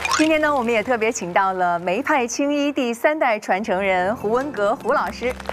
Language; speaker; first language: Chinese; native; Chinese